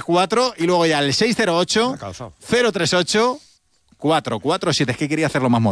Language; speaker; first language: Spanish; native; Spanish